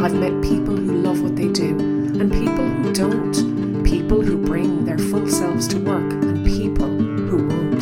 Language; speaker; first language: English; native; English